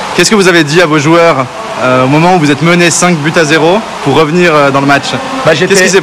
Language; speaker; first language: French; native; French